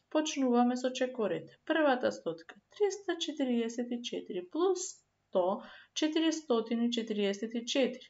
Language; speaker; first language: Macedonian; native; Macedonian